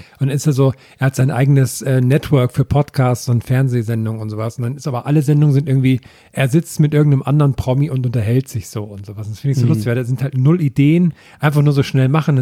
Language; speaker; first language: German; native; German